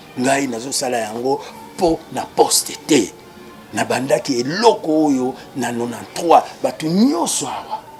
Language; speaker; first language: Lingala; native; Lingala